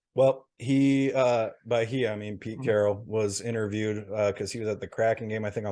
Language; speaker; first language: English; native; English